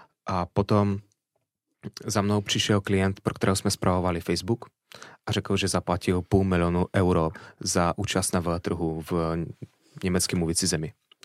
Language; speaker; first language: Slovak; non-native, learner; Russian